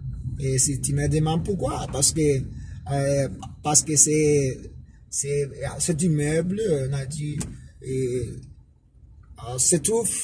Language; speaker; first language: French; non-native, fluent; Spanish